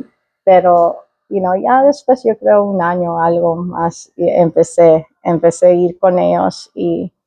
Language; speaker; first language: Spanish; early bilingual, heritage; Spanish